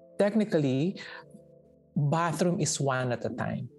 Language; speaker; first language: English; non-native, local second language; Filipino